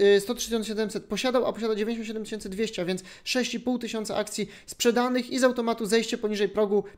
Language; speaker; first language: Polish; native; Polish